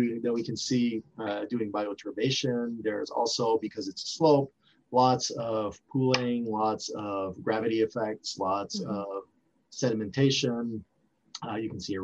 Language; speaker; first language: English; non-native, fluent; French